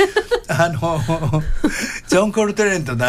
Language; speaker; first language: Japanese; native; Japanese